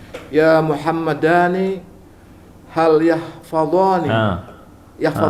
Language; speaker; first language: Arabic; non-native, learner; Indonesian